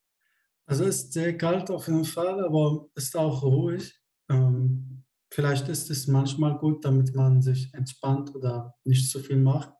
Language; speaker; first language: German; non-native, fluent; Arabic